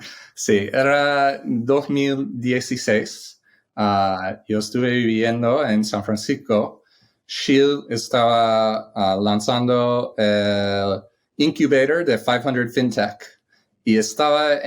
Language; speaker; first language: Spanish; non-native, fluent; English